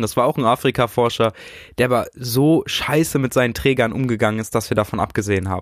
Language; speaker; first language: German; native; German